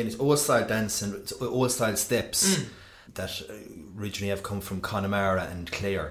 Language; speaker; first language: English; native; English